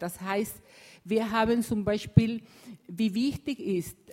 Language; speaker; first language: German; non-native, fluent; Spanish